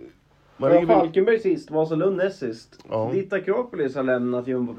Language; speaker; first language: Swedish; native; Swedish